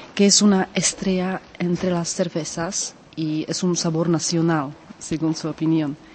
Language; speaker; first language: Spanish; non-native, fluent; Czech